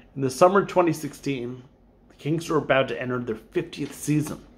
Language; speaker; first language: English; native; English